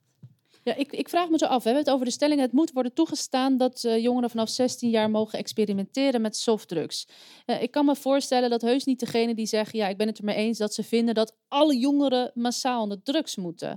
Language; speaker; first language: Dutch; native; Dutch